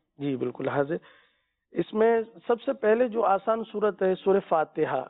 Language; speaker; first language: Urdu; native; Urdu